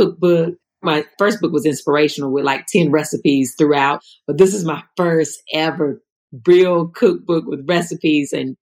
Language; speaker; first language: English; native; English